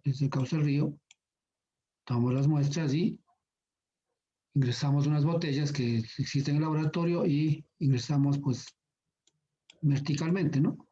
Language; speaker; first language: Spanish; native; Spanish